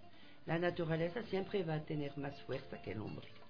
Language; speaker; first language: Spanish; non-native, fluent; French